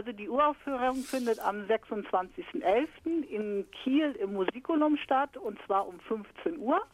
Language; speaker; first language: German; native; German